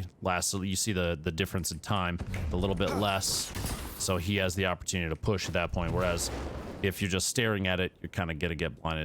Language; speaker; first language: English; native; English